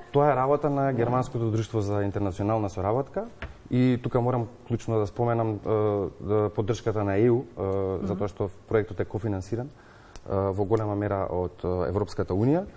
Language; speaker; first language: Macedonian; native; Macedonian